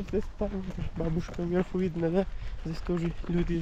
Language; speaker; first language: Russian; non-native, learner; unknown